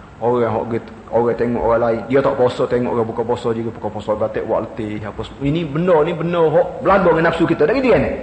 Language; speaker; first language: Malay; native; Malay